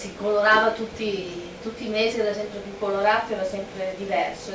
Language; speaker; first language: Italian; native; Italian